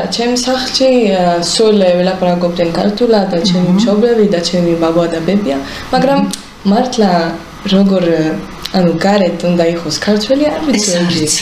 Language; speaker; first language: Georgian; early bilingual, heritage; Hebrew